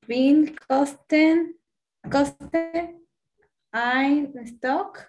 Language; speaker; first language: German; non-native, learner; Spanish